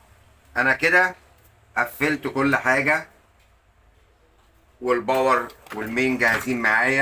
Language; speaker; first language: Arabic; native; Arabic